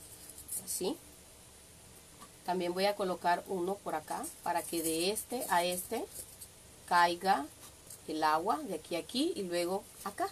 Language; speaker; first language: Spanish; native; Spanish